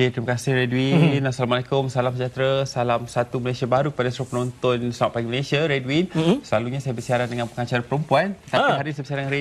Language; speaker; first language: Malay; native; Malay